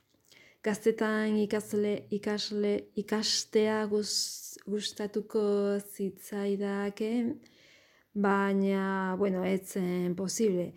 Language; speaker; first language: Basque; non-native, learner; Spanish